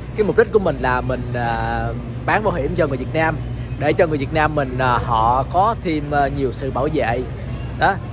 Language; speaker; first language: Vietnamese; native; Vietnamese